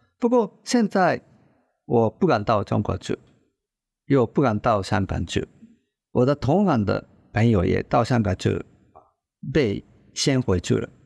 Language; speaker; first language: Chinese; non-native, fluent; Japanese